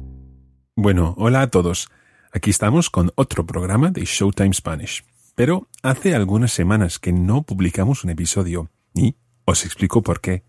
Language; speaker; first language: Spanish; non-native, fluent; English